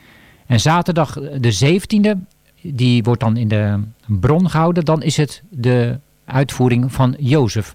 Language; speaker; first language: Dutch; native; Dutch